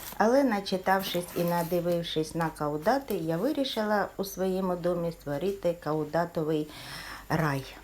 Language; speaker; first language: Ukrainian; native; Ukrainian